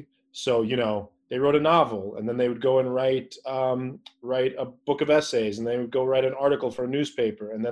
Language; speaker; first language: English; native; English